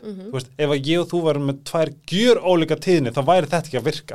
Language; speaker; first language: Icelandic; native; Icelandic